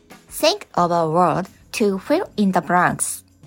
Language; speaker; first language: English; non-native, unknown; Japanese